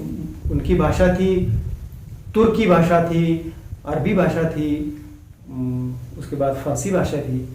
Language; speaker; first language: Hindi; non-native, local second language; Konkani